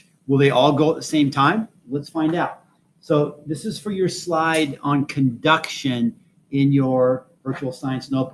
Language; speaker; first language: English; native; English